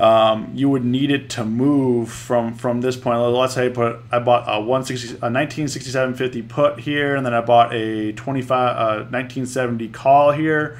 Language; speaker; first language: English; native; English